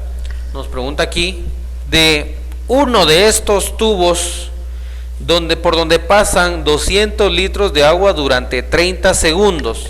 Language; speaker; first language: Spanish; native; Spanish